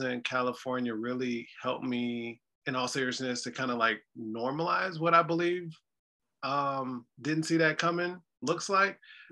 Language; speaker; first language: English; native; English